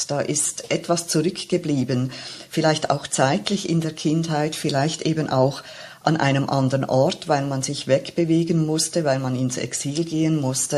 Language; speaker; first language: German; native; German